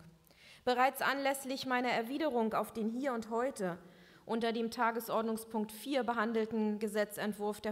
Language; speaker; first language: German; native; German